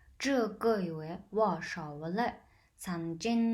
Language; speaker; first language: Chinese; non-native, fluent; Mongolian